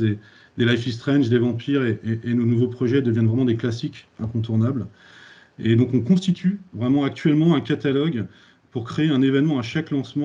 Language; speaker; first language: French; native; French